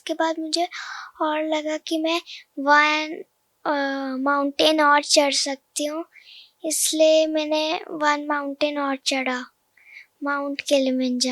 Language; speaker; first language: Hindi; non-native, local second language; Punjabi